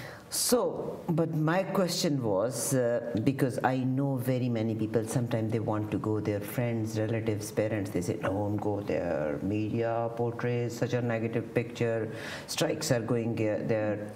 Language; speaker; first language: English; non-native, local second language; Urdu